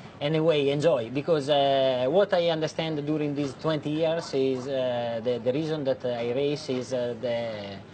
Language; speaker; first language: English; non-native, learner; Italian